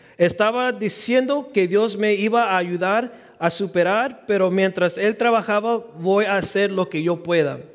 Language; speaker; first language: Spanish; early bilingual, heritage; Spanish